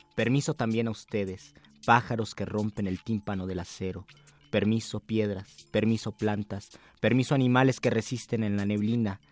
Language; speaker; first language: Spanish; native; Spanish